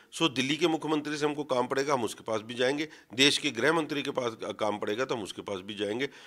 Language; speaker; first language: Hindi; non-native, local second language; Punjabi